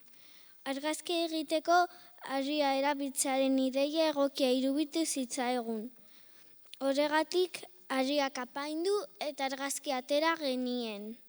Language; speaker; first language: Basque; non-native, local second language; Spanish